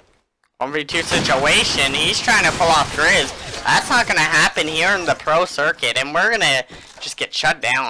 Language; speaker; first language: English; native; English